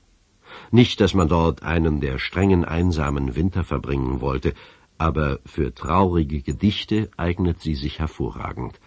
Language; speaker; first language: German; native; German